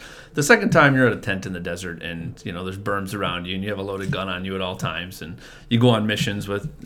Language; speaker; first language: English; native; English